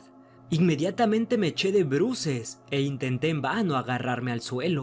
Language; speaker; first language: Spanish; native; Spanish